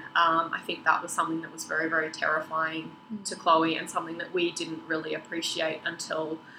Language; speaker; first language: English; native; English